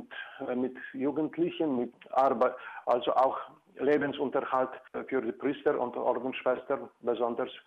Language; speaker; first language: German; non-native, fluent; Polish